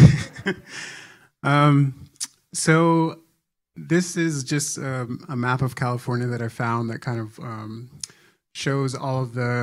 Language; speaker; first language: English; native; English